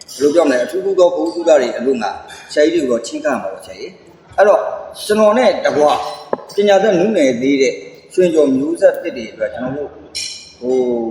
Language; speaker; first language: Burmese; native; Burmese